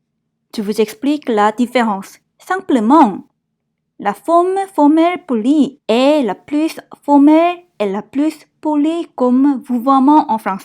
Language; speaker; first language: French; non-native, fluent; Korean